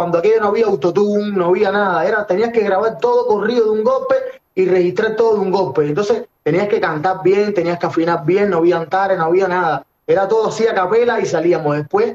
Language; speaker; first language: Spanish; native; Spanish